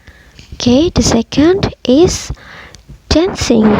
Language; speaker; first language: English; non-native, fluent; Indonesian